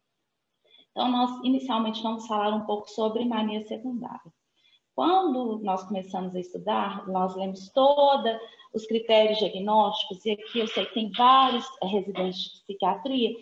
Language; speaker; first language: Portuguese; native; Portuguese